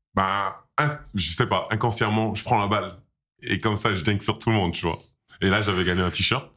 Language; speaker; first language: French; native; French